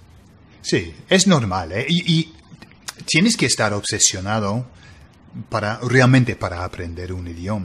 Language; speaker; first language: Spanish; non-native, fluent; English